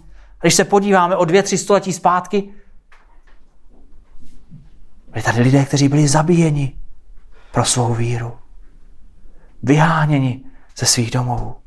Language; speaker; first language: Czech; native; Czech